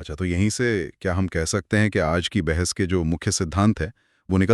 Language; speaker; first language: Hindi; native; Hindi